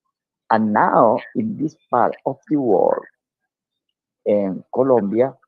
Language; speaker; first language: English; non-native, learner; Spanish